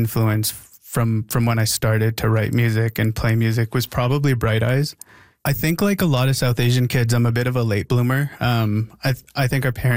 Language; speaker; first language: English; native; English